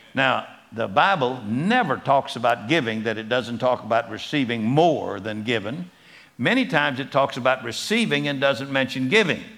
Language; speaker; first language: English; native; English